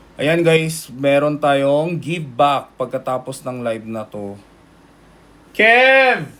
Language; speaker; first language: Filipino; early bilingual, other home language; Korean